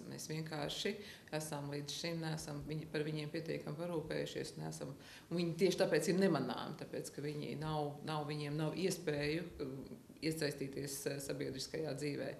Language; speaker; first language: Latvian; native; Latvian